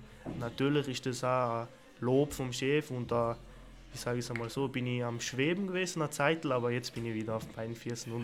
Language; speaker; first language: German; early bilingual, other home language; Turkish